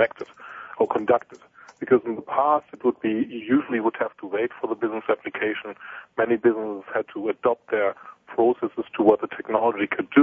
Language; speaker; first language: English; non-native, fluent; Italian